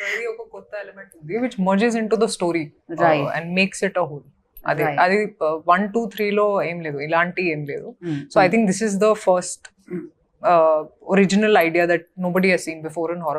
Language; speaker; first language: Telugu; non-native, fluent; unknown